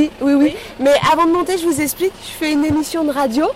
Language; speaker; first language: French; native; French